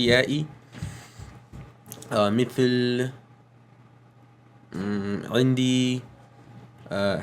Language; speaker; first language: Arabic; non-native, learner; English